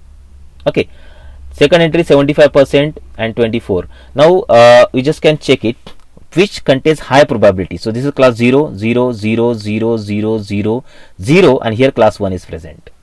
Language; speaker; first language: English; non-native, local second language; Marathi